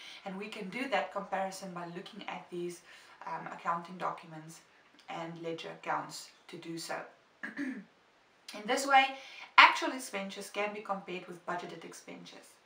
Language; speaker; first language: English; non-native, local second language; Afrikaans